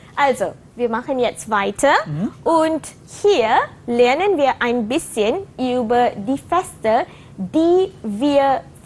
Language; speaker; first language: German; non-native, fluent; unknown